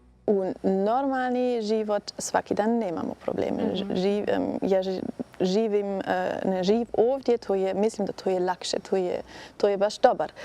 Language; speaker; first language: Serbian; non-native, learner; German